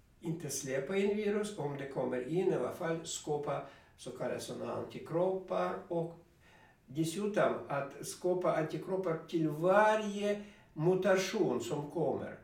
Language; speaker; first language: Swedish; non-native, fluent; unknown